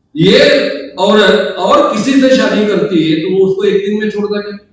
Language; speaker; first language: Hindi; non-native, local second language; Marathi